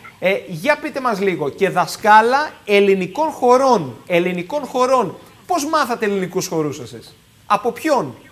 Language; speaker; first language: Greek; native; Greek